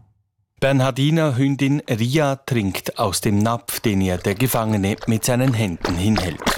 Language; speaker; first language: German; native; German